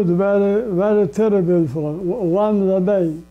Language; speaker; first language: English; non-native, learner; Polish